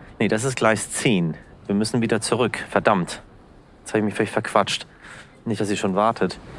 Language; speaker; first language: German; early bilingual, other home language; Persian